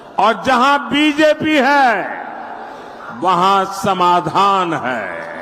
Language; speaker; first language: Hindi; non-native, local second language; Gujarati